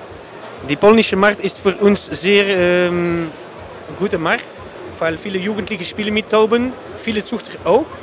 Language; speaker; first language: German; non-native, learner; Dutch